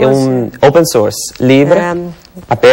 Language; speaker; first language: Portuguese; non-native, learner; Italian